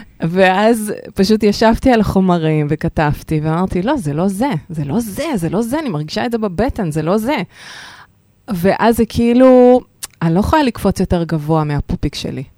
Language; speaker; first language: Hebrew; early bilingual, other home language; Russian